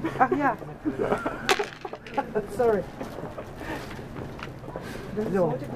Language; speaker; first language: English; non-native, learner; Albanian